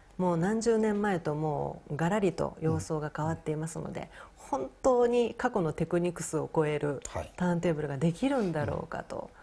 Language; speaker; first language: Japanese; native; Japanese